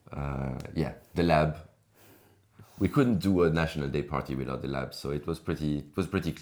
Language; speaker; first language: English; non-native, fluent; French